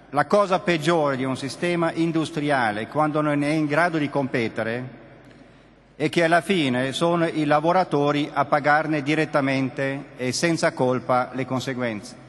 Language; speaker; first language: Italian; non-native, fluent; German